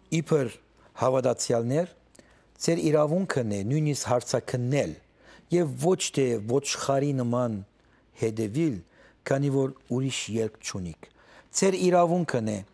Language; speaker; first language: Armenian; early bilingual, heritage; Armenian